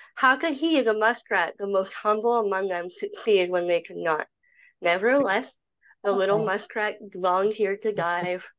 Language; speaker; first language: English; native; English